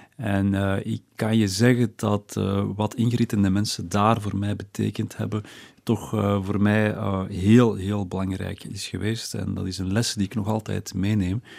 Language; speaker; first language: Dutch; early bilingual, other home language; Berber languages